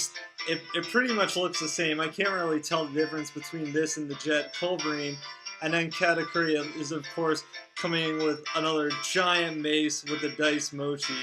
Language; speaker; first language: English; native; English